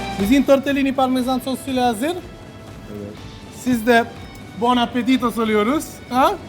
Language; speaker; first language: Turkish; non-native, learner; Italian